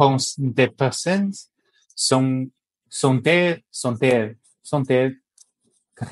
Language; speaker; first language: French; non-native, learner; Chinese